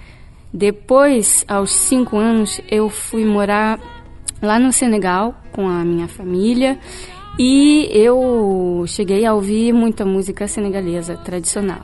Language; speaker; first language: Portuguese; early bilingual, heritage; Portuguese